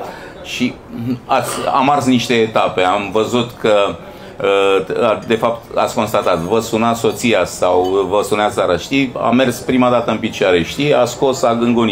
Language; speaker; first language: Romanian; native; Romanian